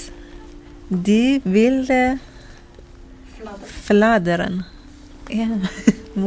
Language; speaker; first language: Dutch; non-native, learner; Persian